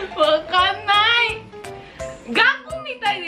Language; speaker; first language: Japanese; non-native, fluent; Filipino